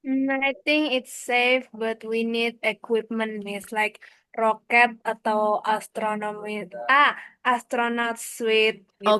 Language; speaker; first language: English; non-native, learner; Indonesian